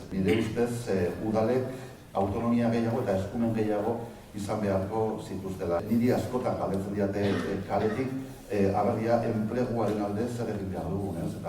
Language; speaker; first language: Basque; non-native, local second language; Spanish